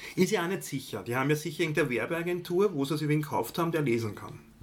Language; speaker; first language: German; native; German